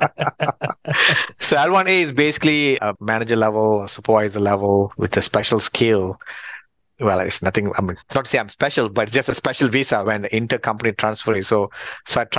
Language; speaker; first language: English; non-native, local second language; Tamil